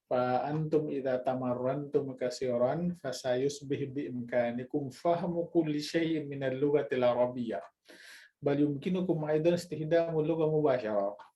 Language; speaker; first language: Arabic; non-native, fluent; Indonesian